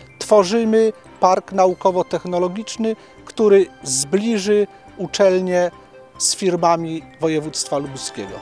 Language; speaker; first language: Polish; native; Polish